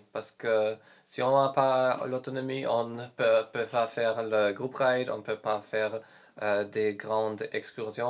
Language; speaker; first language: French; non-native, learner; Polish